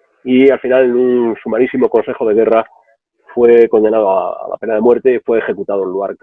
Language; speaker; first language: Spanish; native; Spanish